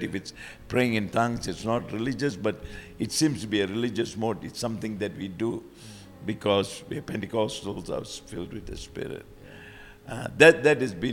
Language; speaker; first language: English; non-native, local second language; Tamil